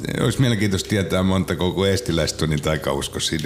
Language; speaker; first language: Finnish; native; Finnish